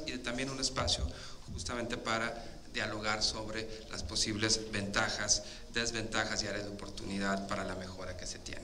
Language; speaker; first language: Spanish; native; Spanish